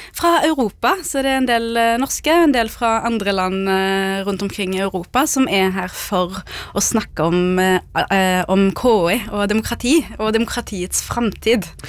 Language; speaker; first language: Norwegian; early bilingual, other home language; Arabic